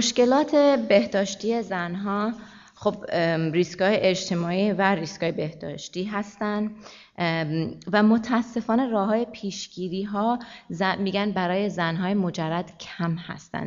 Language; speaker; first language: Persian; early bilingual, heritage; Persian